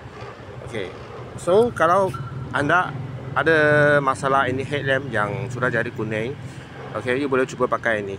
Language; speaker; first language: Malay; non-native, local second language; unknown